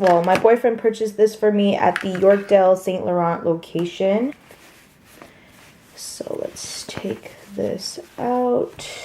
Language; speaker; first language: English; native; English